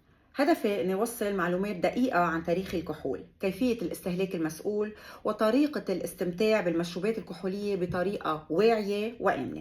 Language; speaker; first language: Arabic; native; Arabic